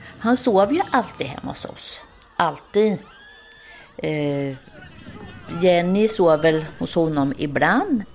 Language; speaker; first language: Swedish; native; Swedish